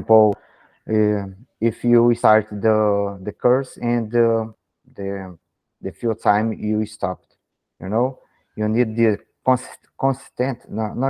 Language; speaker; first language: English; non-native, learner; Portuguese